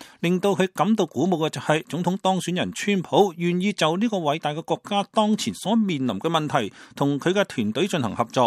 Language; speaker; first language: Chinese; non-native, local second language; Cantonese